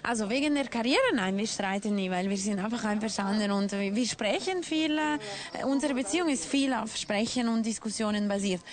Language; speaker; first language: German; non-native, local second language; Italian